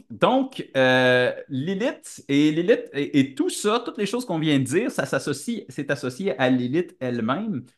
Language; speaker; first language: French; native; French